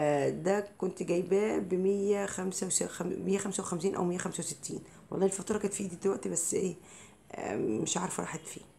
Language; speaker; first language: Arabic; native; Arabic